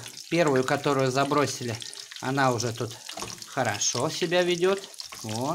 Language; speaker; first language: Russian; native; Russian